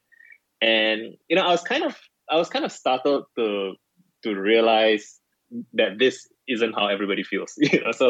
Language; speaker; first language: English; native; English